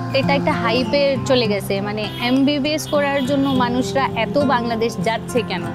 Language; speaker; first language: Bangla; non-native, fluent; Nepali